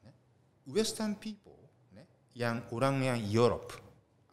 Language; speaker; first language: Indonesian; non-native, learner; Japanese